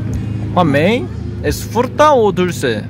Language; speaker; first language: Spanish; non-native, learner; Korean